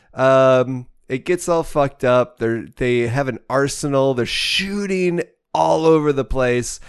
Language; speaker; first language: English; native; English